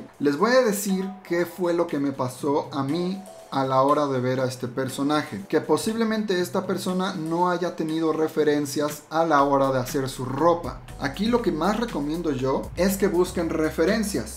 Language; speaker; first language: Spanish; native; Spanish